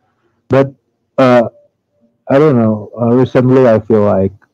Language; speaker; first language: English; non-native, learner; Indonesian